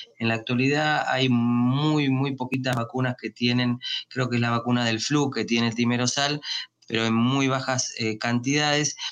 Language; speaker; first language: Spanish; native; Spanish